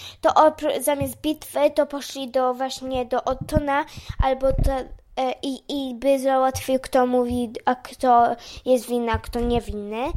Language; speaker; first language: Polish; early bilingual, heritage; Polish